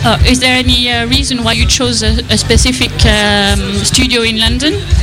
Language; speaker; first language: English; non-native, fluent; French